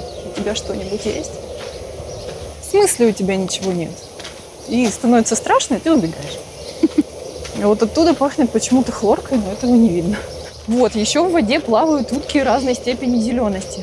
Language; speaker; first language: Russian; native; Russian